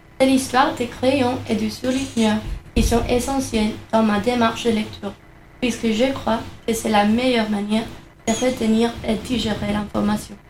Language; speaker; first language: French; non-native, learner; Spanish